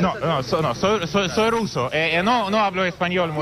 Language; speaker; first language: Spanish; non-native, learner; Russian